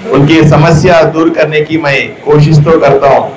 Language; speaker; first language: Hindi; non-native, local second language; Telugu